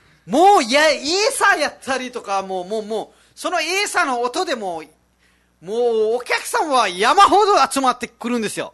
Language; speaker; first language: Japanese; non-native, fluent; Nepali